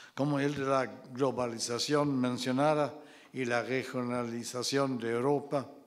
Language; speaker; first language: Spanish; non-native, fluent; Swedish